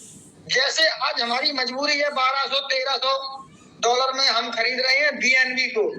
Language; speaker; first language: Hindi; native; Hindi